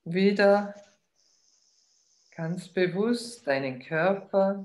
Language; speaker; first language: German; native; German